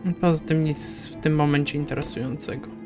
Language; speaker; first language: Polish; native; Polish